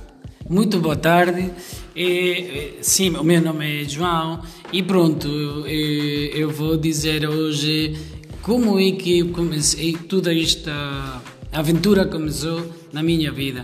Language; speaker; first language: Portuguese; non-native, fluent; Spanish